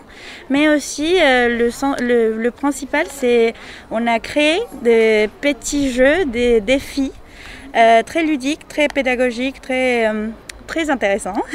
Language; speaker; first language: French; non-native, fluent; Spanish